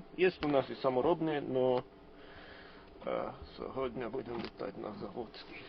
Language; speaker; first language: Ukrainian; non-native, learner; Slovak